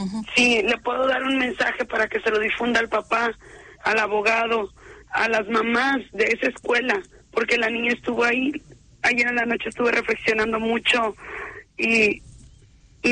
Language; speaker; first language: Spanish; native; Spanish